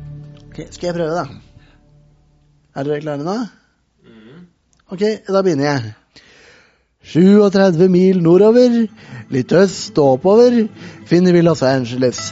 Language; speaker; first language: Norwegian; native; Norwegian